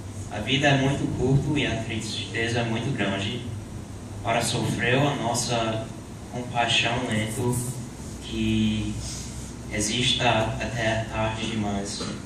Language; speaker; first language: Portuguese; non-native, learner; English